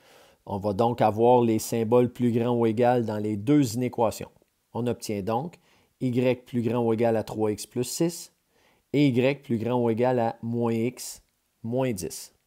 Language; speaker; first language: French; native; French